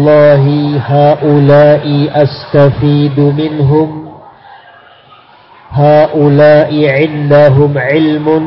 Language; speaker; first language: Arabic; non-native, fluent; Indonesian